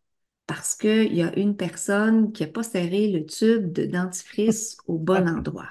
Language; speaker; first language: French; native; French